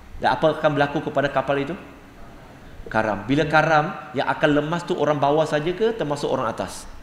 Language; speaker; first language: Malay; non-native, local second language; Cantonese